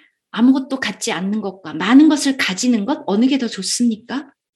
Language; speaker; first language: Korean; native; Korean